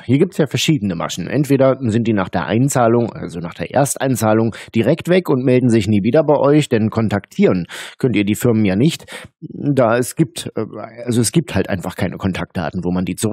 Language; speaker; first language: German; native; German